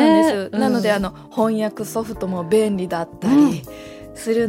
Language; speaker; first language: Japanese; native; Japanese